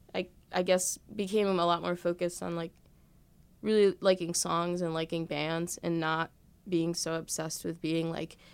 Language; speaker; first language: English; native; English